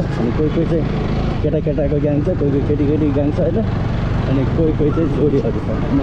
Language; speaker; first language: Nepali; native; Nepali